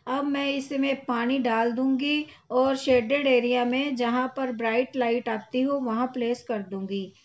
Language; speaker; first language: Hindi; native; Hindi